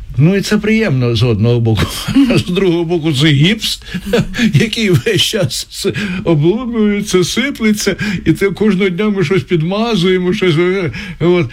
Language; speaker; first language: Ukrainian; native; Ukrainian